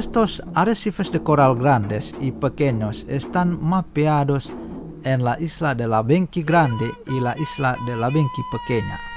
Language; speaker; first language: Spanish; non-native, fluent; Indonesian